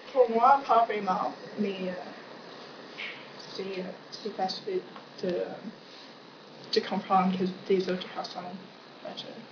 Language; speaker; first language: French; non-native, learner; English